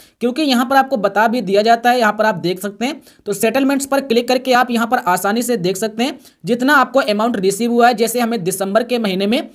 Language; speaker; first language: Hindi; native; Hindi